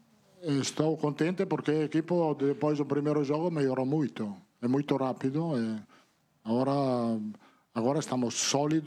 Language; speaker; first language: Portuguese; non-native, fluent; Italian